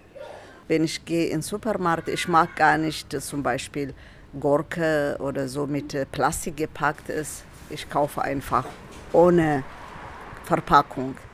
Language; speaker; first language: German; non-native, fluent; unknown